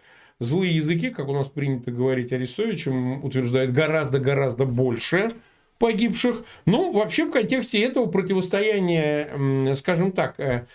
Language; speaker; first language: Russian; native; Russian